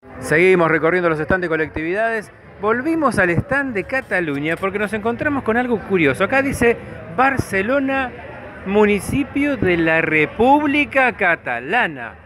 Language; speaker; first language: Spanish; native; Spanish